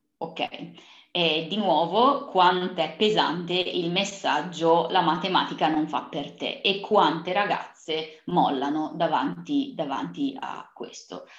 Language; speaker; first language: Italian; early bilingual, other home language; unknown